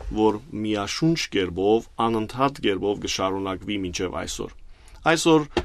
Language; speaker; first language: Armenian; early bilingual, heritage; Armenian